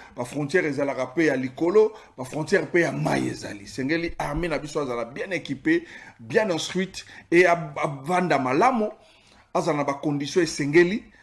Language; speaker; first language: Lingala; native; Lingala